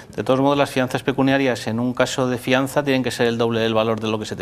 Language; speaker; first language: Spanish; native; Spanish